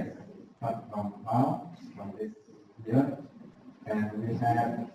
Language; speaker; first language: English; non-native, learner; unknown